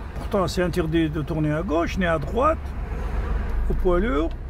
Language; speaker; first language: French; non-native, local second language; Arabic